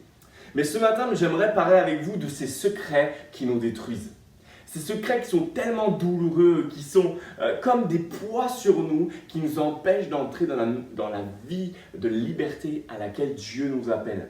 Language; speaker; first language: French; native; French